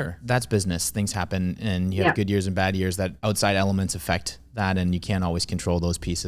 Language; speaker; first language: English; native; English